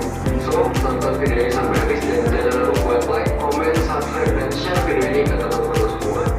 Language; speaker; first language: Indonesian; native; Indonesian